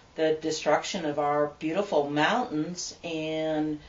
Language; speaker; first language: English; native; English